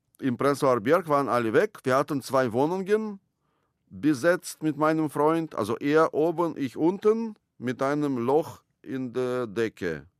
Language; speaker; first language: German; non-native, fluent; Russian